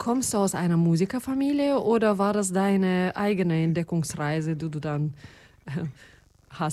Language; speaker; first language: German; non-native, fluent; Russian